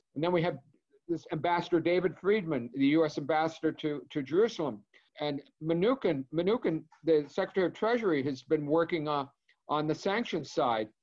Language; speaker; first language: English; native; English